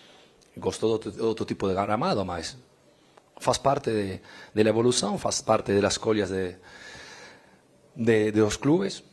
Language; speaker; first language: Portuguese; non-native, fluent; Spanish